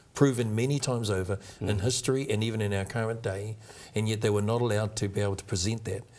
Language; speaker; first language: English; native; English